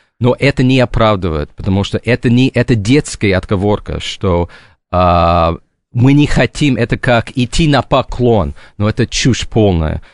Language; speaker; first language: Russian; non-native, fluent; English